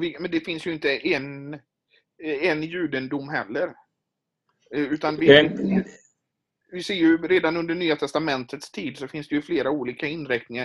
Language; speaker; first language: Swedish; native; Swedish